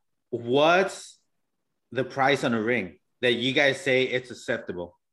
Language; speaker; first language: English; early bilingual, other home language; Spanish